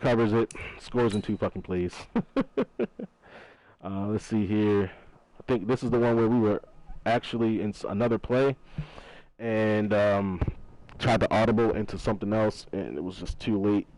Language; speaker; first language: English; native; English